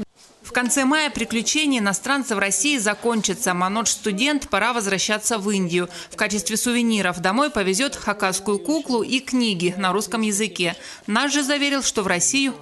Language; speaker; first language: Russian; native; Russian